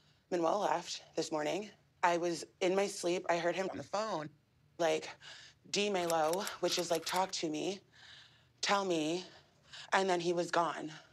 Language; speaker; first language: English; native; English